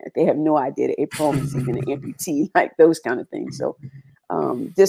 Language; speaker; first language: English; native; English